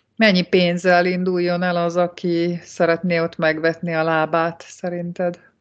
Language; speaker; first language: Hungarian; native; Hungarian